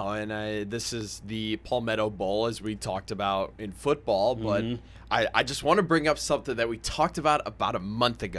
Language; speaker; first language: English; native; English